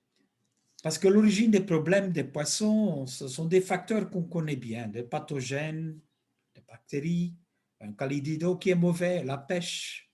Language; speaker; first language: French; non-native, local second language; Dutch